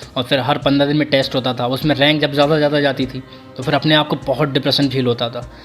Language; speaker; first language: Hindi; native; Hindi